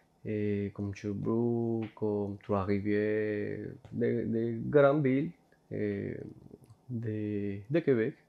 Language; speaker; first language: French; non-native, fluent; Spanish